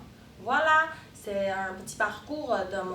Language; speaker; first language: French; non-native, fluent; Chinese